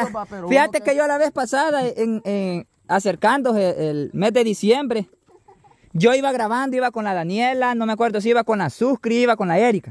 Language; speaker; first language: Spanish; native; Spanish